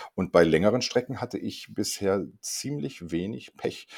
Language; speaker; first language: German; non-native, fluent; Korean